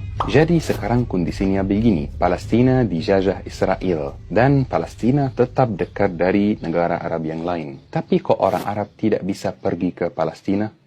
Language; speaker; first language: Indonesian; non-native, fluent; Arabic